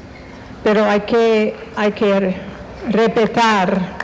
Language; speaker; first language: Spanish; non-native, fluent; English